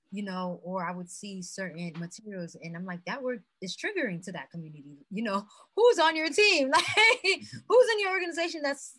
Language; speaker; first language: English; non-native, fluent; Haitian Creole